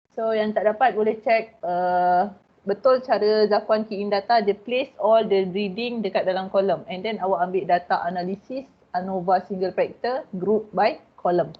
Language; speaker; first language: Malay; native; Malay